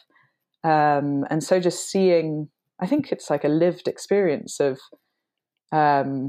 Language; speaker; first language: English; native; English